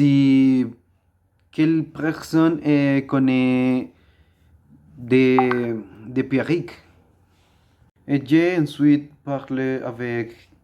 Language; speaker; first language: French; non-native, learner; Spanish